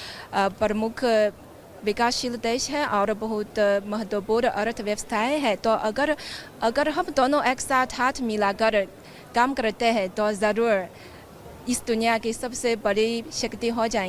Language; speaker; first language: Hindi; non-native, fluent; Chinese